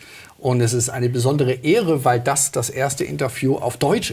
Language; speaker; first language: German; native; German